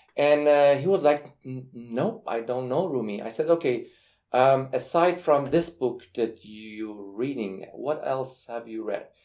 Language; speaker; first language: English; non-native, fluent; Persian